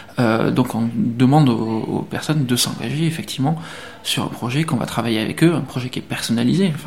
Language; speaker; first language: French; native; French